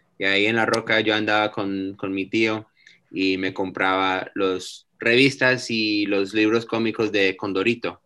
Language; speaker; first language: Spanish; early bilingual, heritage; Spanish